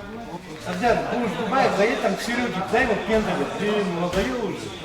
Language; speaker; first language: Russian; native; Russian